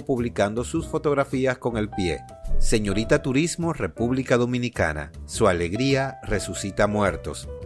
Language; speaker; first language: Spanish; native; Spanish